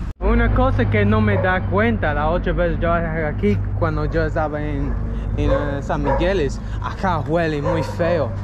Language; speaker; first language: Spanish; non-native, learner; English